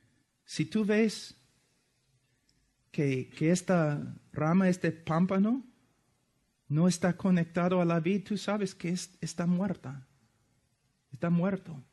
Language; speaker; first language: Spanish; non-native, fluent; English